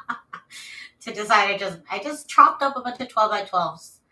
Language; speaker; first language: English; native; English